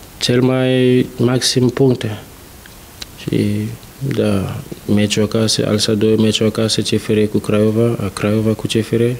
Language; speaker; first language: Romanian; non-native, learner; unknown